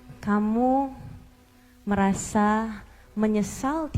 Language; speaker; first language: Indonesian; native; Indonesian